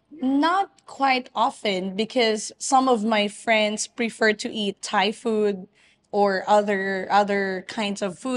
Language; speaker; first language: English; non-native, fluent; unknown